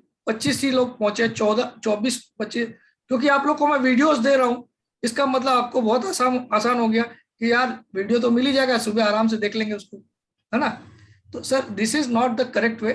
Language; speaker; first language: Hindi; native; Hindi